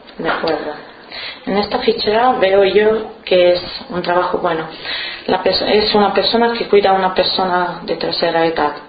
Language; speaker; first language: Spanish; non-native, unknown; Romanian